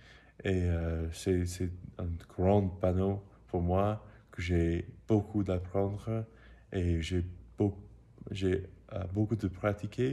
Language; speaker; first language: French; non-native, learner; English